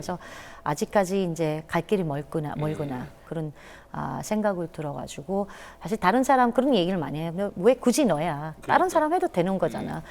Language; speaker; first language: Korean; non-native, fluent; Filipino